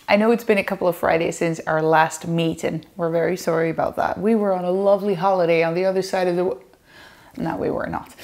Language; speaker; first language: English; non-native, fluent; Dutch